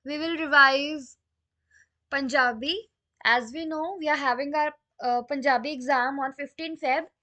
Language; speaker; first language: English; non-native, local second language; Punjabi